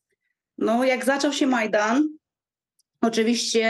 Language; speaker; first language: Polish; non-native, fluent; Ukrainian